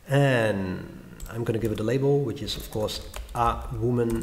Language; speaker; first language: English; non-native, fluent; Dutch